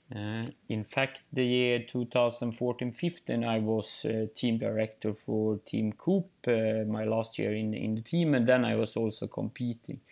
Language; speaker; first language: English; non-native, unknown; Swedish